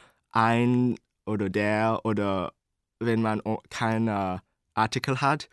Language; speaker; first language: German; non-native, learner; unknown